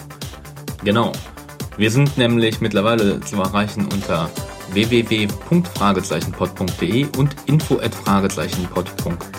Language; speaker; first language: German; native; German